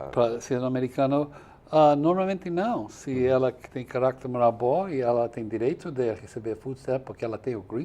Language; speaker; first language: Portuguese; non-native, fluent; English